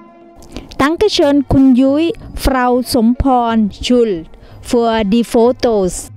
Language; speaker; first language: German; non-native, learner; Thai